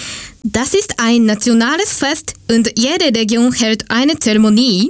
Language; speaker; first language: German; non-native, learner; Japanese